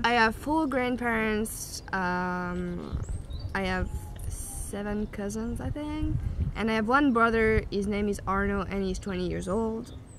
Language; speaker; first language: English; non-native, fluent; French